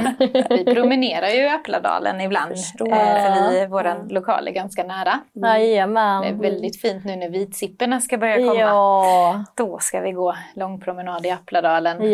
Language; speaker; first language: Swedish; native; Swedish